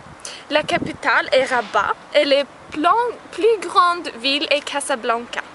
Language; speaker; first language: French; non-native, learner; Swedish